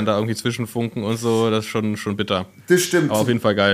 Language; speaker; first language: German; native; German